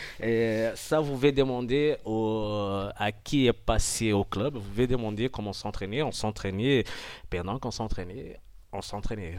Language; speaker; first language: French; non-native, fluent; Portuguese